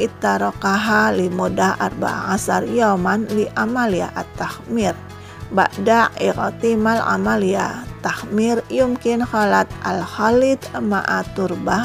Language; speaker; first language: Arabic; non-native, fluent; Indonesian